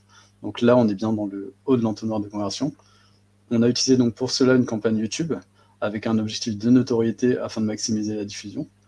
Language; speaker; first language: French; native; French